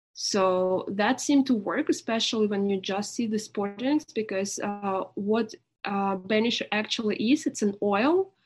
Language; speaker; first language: English; non-native, fluent; Russian